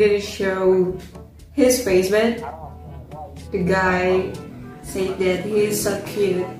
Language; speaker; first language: English; non-native, learner; Indonesian